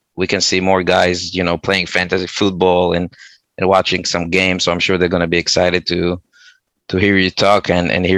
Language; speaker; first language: English; non-native, fluent; Hebrew